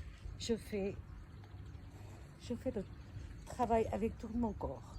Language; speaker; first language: French; non-native, fluent; Spanish